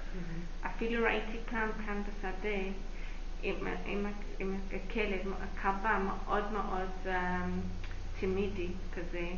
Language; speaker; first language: Hebrew; non-native, fluent; English